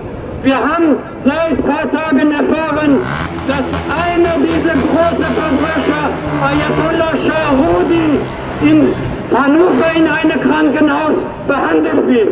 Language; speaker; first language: German; non-native, fluent; Persian